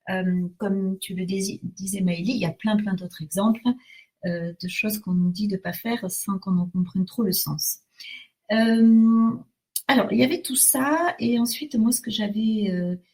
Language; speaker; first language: French; native; French